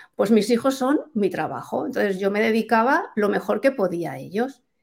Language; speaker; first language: Spanish; native; Spanish